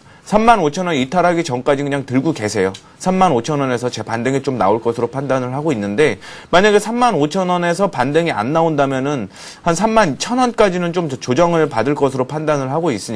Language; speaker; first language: Korean; native; Korean